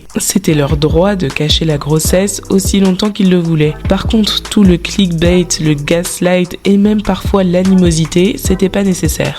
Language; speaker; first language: French; native; French